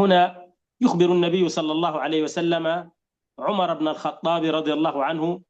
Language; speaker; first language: Arabic; native; Arabic